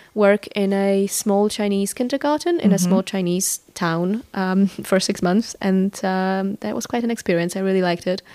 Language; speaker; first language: English; non-native, fluent; Polish